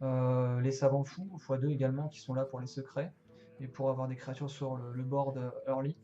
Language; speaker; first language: French; native; French